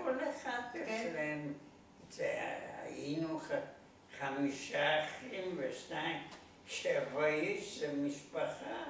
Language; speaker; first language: Hebrew; non-native, learner; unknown